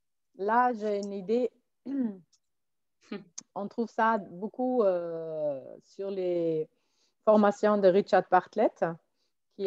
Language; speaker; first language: French; non-native, fluent; German